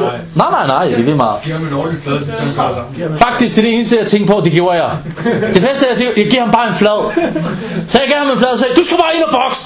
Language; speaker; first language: Danish; non-native, local second language; Arabic